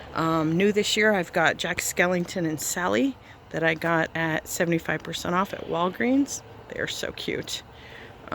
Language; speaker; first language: English; native; English